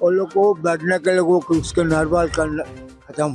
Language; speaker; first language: Hindi; non-native, local second language; Bangla